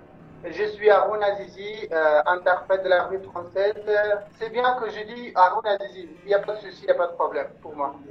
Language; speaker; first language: French; non-native, local second language; Persian